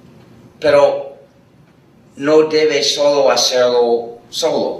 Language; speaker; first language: Spanish; non-native, fluent; English